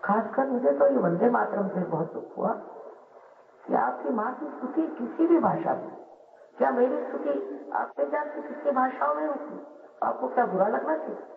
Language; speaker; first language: Hindi; non-native, local second language; Marathi